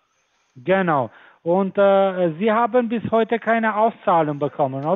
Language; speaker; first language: German; non-native, fluent; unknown